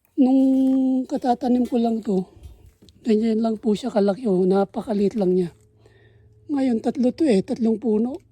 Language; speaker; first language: Filipino; native; Filipino